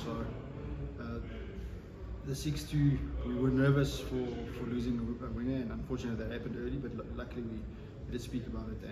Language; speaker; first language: English; non-native, local second language; Afrikaans